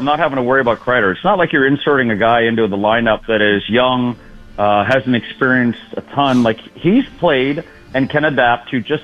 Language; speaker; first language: English; native; English